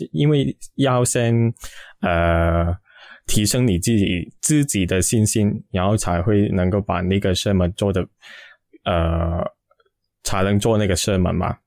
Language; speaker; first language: Chinese; non-native, local second language; Cantonese